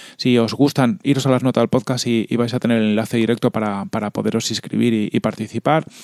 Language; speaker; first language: Spanish; native; Spanish